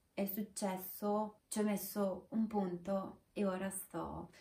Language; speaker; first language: Italian; non-native, fluent; Romanian